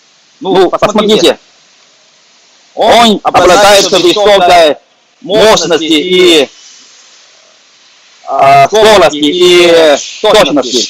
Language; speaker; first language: Russian; non-native, fluent; Chinese